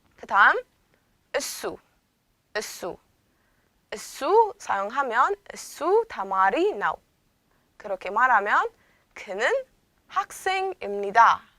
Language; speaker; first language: Korean; non-native, fluent; Amharic